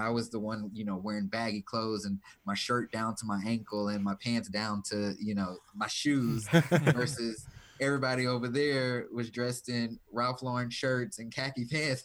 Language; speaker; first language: English; native; English